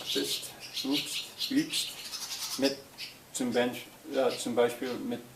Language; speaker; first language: German; non-native, learner; English